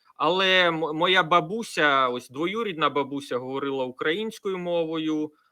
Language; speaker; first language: Ukrainian; non-native, local second language; Russian